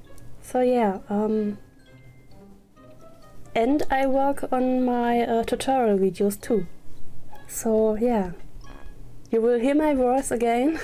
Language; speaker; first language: English; non-native, learner; German